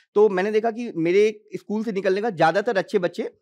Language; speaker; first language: Hindi; native; Hindi